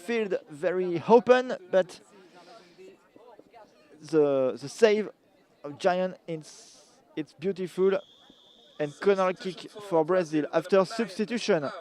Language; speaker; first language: English; non-native, learner; French